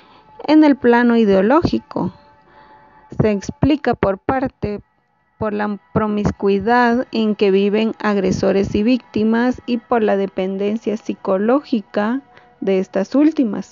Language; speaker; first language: Spanish; native; Spanish